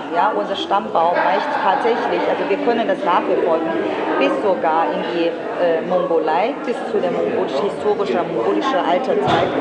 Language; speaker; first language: German; non-native, fluent; Chinese